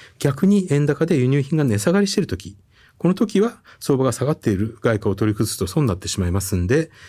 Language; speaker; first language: Japanese; native; Japanese